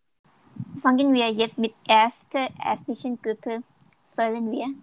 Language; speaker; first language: German; non-native, learner; Thai